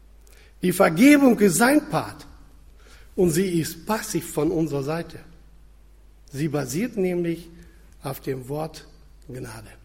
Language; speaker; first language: German; non-native, fluent; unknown